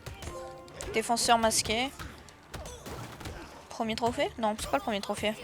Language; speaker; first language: French; native; French